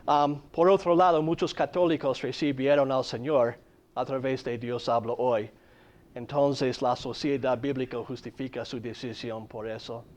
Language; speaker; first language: Spanish; non-native, fluent; English